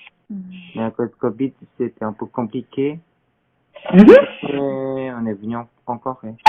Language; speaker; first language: French; non-native, learner; Korean